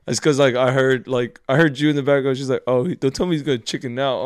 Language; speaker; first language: English; early bilingual, other home language; Spanish